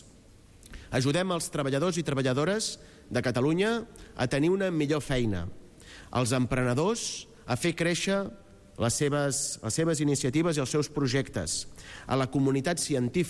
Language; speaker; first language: Catalan; native; Catalan